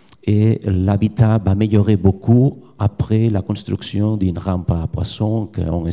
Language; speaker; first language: French; non-native, learner; Catalan